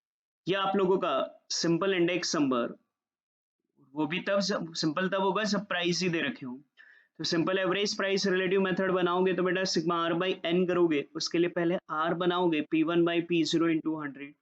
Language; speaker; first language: Hindi; native; Hindi